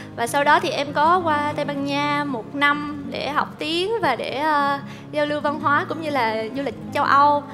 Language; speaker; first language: Vietnamese; native; Vietnamese